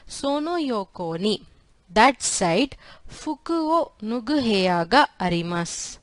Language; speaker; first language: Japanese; non-native, fluent; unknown